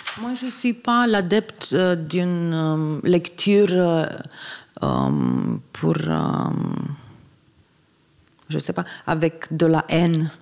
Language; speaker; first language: French; non-native, fluent; Romanian